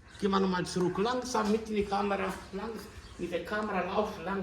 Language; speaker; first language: German; non-native, learner; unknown